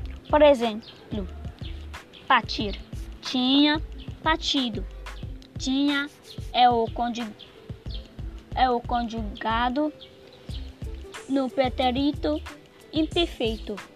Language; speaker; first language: Portuguese; non-native, learner; Yoruba